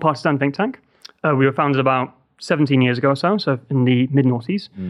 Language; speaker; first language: English; native; English